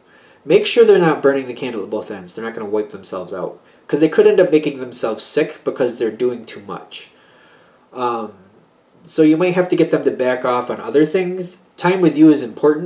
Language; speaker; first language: English; native; English